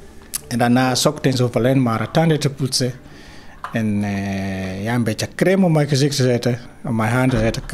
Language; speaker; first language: Dutch; non-native, learner; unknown